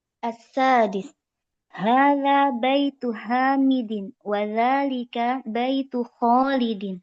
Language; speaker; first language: Arabic; non-native, learner; Indonesian